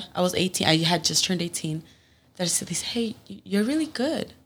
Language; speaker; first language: English; early bilingual, other home language; Spanish